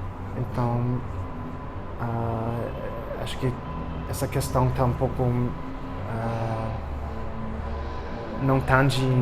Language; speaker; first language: Portuguese; non-native, fluent; English